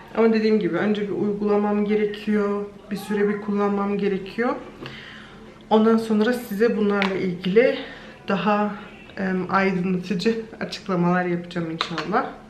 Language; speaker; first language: Turkish; early bilingual, heritage; Turkish